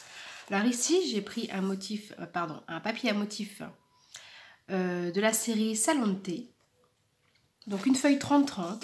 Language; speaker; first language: French; native; French